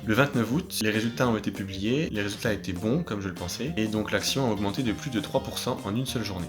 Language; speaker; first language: French; native; French